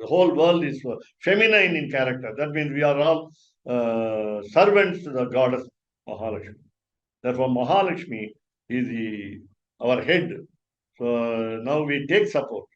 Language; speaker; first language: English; non-native, local second language; Tamil